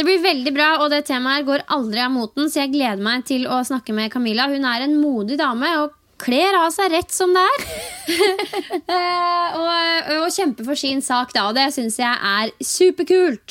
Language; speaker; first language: Norwegian; native; Norwegian